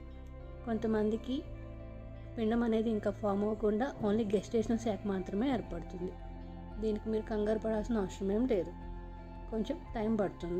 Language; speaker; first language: Telugu; native; Telugu